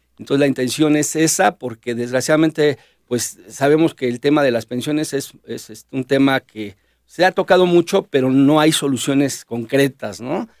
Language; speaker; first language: Spanish; native; Spanish